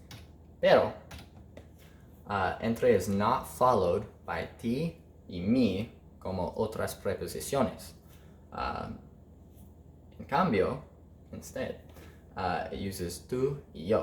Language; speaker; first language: Spanish; non-native, learner; English